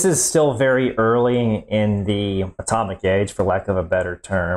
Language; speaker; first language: English; native; English